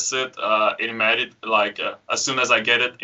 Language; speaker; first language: English; native; English